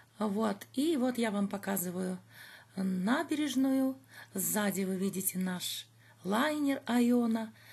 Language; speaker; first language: Russian; native; Russian